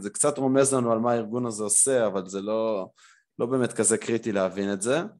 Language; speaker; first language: Hebrew; native; Hebrew